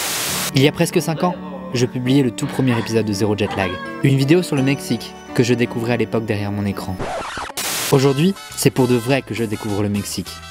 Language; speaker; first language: French; native; French